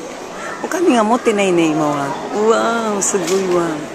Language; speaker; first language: Japanese; non-native, learner; Filipino